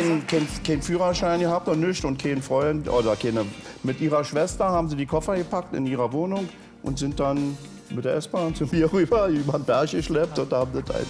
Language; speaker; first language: German; native; German